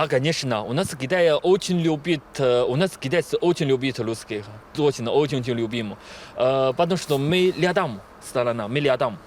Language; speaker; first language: Russian; non-native, learner; Chinese